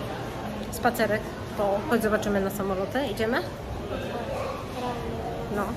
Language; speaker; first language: Polish; native; Polish